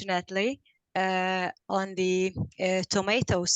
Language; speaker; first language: English; non-native, learner; Hungarian